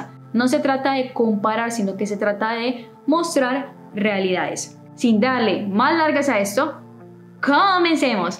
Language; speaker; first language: Spanish; native; Spanish